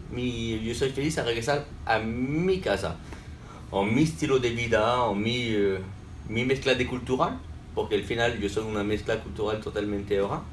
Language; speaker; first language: Spanish; non-native, fluent; French